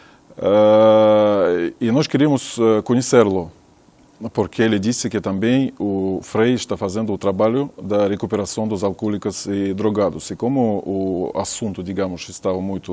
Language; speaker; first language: Portuguese; non-native, fluent; Russian